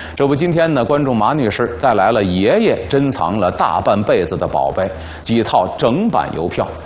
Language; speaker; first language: Chinese; native; Chinese